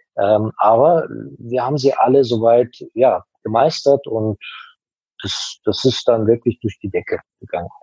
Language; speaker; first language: German; non-native, fluent; Azerbaijani